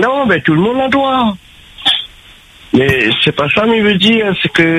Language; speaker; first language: French; non-native, local second language; Réunion Creole French